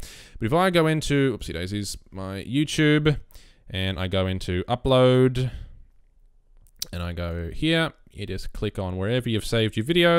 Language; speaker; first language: English; native; English